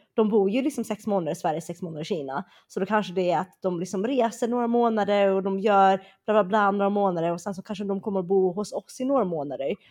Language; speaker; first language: Swedish; early bilingual, other home language; Chinese